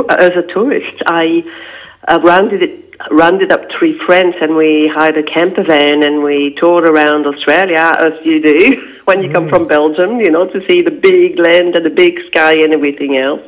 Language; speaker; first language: English; non-native, fluent; French